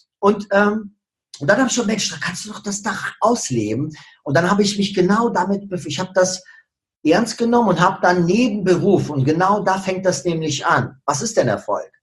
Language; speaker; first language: German; early bilingual, other home language; Russian